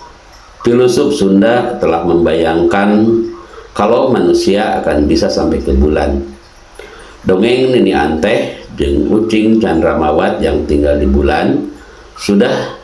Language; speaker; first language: Indonesian; non-native, local second language; Sundanese